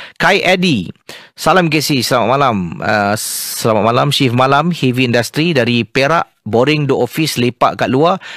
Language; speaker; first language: Malay; native; Malay